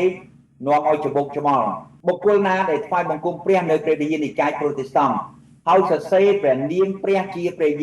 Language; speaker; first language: Khmer; native; Khmer